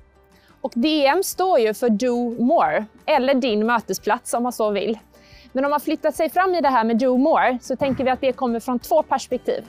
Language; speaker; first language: Swedish; native; Swedish